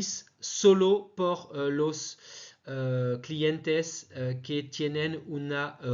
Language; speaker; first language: Spanish; non-native, fluent; French